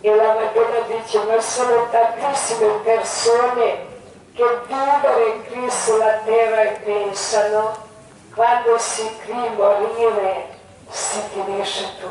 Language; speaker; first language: Italian; non-native, learner; Croatian